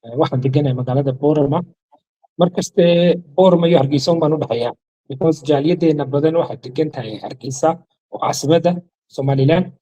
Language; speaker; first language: Somali; non-native, fluent; Urdu